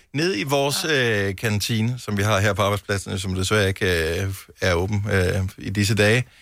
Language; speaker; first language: Danish; native; Danish